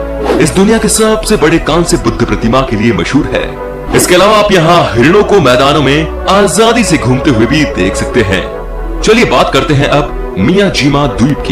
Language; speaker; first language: Hindi; native; Hindi